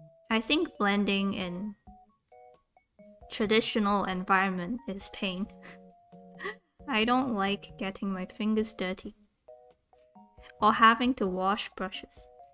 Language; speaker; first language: English; non-native, local second language; Cantonese